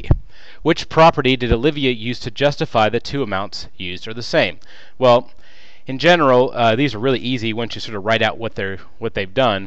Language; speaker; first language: English; native; English